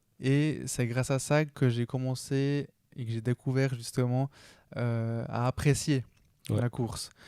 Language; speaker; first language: French; early bilingual, other home language; Spanish